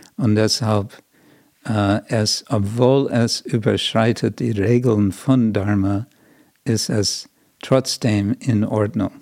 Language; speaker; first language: German; non-native, fluent; English